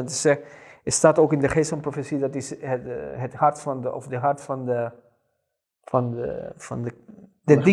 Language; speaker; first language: Dutch; non-native, fluent; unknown